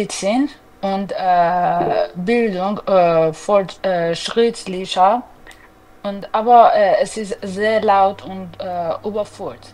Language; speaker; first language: German; non-native, learner; Persian